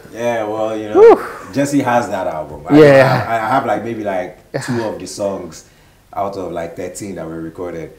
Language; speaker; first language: English; non-native, local second language; Igbo